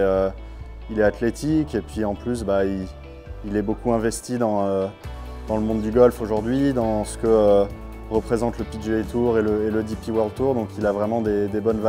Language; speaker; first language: French; native; French